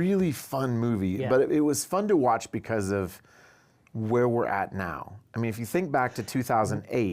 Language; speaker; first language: English; native; English